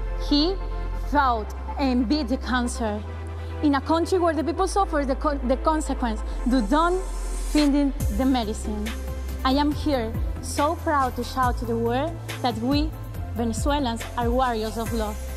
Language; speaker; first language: English; non-native, learner; Spanish